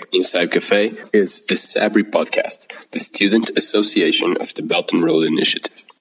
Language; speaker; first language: English; non-native, fluent; Portuguese